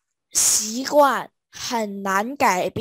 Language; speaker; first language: Chinese; non-native, fluent; Vietnamese